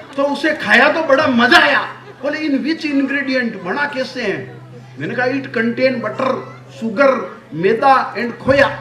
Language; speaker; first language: Hindi; non-native, local second language; Marwari